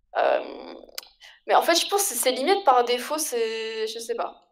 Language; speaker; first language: French; native; French